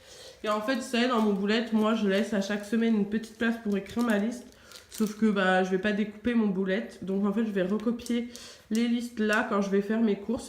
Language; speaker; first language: French; native; French